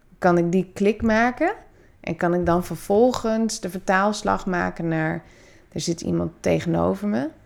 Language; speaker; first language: Dutch; native; Dutch